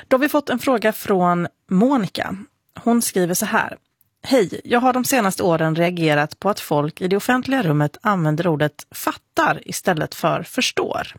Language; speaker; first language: Swedish; native; Swedish